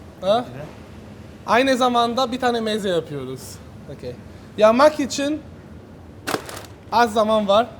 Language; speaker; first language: Turkish; non-native, learner; Italian